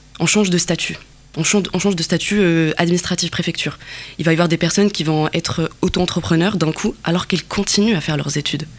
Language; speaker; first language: French; non-native, local second language; Arabic